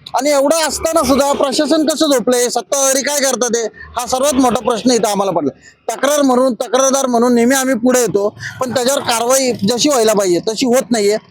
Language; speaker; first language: Marathi; native; Marathi